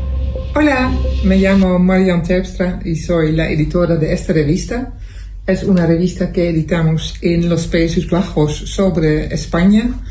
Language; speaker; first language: Spanish; non-native, fluent; Dutch